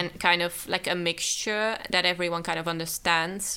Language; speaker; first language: English; non-native, fluent; Dutch